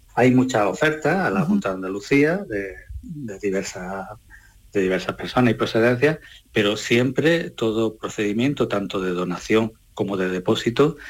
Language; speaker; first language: Spanish; native; Spanish